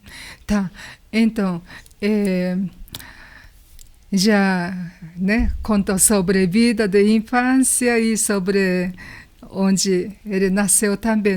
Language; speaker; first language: Portuguese; non-native, learner; Japanese